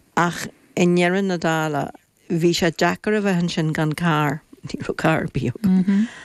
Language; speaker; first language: Irish; non-native, local second language; English